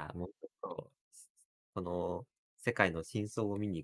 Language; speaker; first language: Japanese; native; Japanese